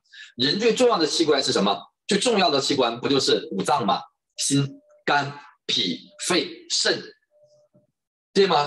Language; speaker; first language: Chinese; native; Chinese